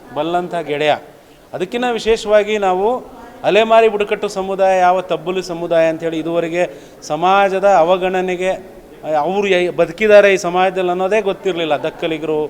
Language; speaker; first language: Kannada; non-native, local second language; Lambadi